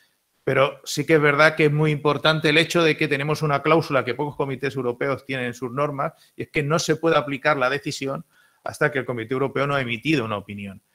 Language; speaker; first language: Spanish; native; Spanish